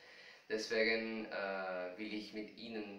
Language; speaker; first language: German; non-native, fluent; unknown